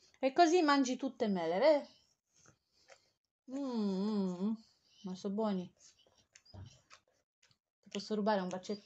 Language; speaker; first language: Italian; non-native, learner; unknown